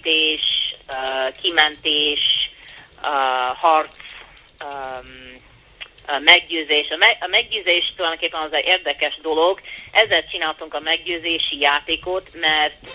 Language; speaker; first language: Hungarian; early bilingual, heritage; Hungarian